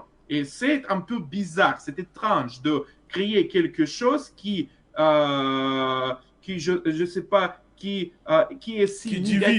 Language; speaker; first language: French; non-native, fluent; Russian